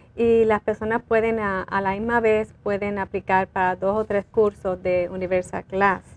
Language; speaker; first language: Spanish; native; Spanish